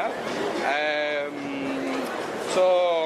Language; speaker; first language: Polish; non-native, learner; English